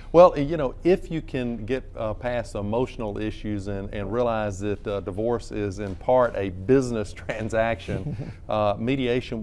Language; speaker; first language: English; native; English